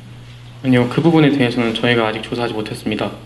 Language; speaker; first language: Korean; native; Korean